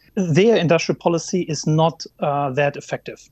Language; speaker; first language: English; non-native, fluent; German